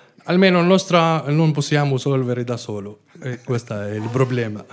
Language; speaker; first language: Italian; non-native, learner; Arabic